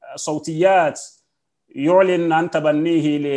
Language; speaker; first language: Arabic; non-native, fluent; Yoruba